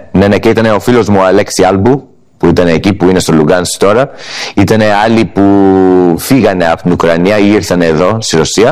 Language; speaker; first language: Greek; early bilingual, heritage; English